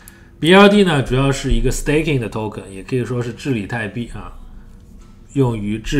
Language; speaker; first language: Chinese; native; Chinese